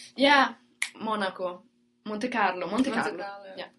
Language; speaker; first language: English; early bilingual, other home language; Italian